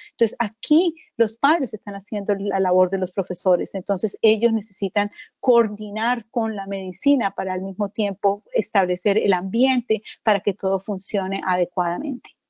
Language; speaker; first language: Spanish; native; Spanish